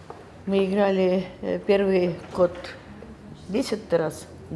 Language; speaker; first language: Russian; non-native, learner; Estonian